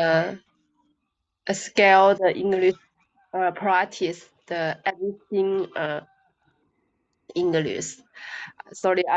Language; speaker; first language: English; non-native, learner; Chinese